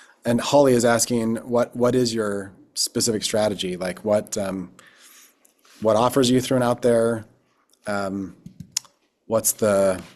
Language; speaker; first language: English; native; English